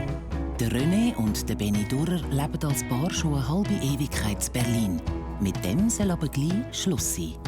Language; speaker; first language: German; native; German